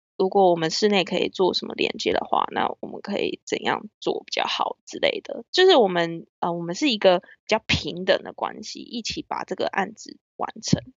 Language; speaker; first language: Chinese; native; Chinese